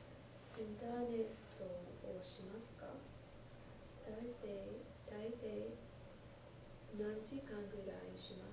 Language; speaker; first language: Japanese; non-native, learner; English